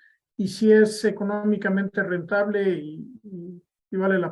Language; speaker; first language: Spanish; native; Spanish